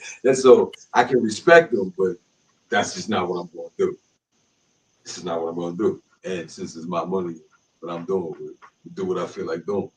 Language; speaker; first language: English; native; English